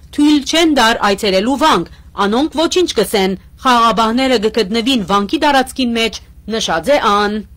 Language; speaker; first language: Armenian; early bilingual, heritage; Armenian